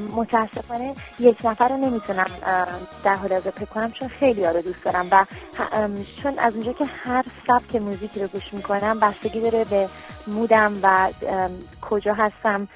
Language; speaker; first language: Persian; early bilingual, heritage; Persian